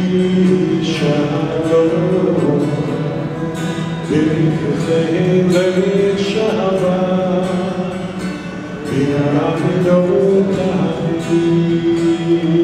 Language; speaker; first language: Hebrew; non-native, fluent; English